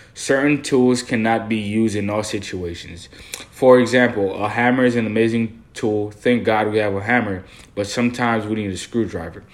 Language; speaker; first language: English; early bilingual, other home language; Haitian Creole